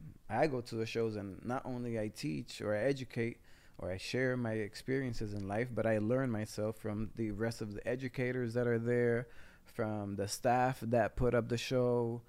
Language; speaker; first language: English; non-native, fluent; Spanish